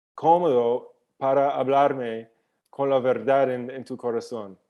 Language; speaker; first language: Spanish; non-native, learner; English